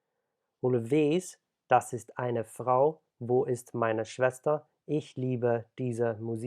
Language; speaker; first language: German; non-native, fluent; English